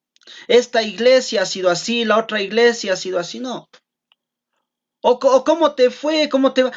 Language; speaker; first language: Spanish; native; Spanish